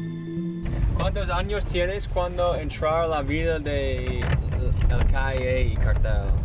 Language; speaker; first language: Spanish; non-native, learner; English